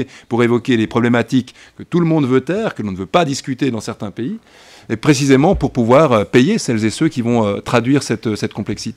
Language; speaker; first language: French; native; French